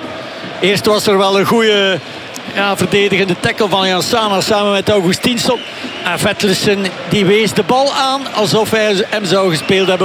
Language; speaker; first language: Dutch; native; Dutch